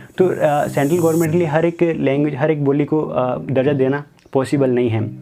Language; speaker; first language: Hindi; native; Hindi